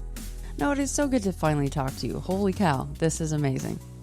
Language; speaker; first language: English; native; English